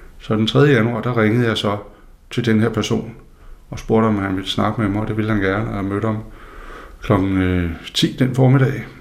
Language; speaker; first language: Danish; non-native, local second language; Faroese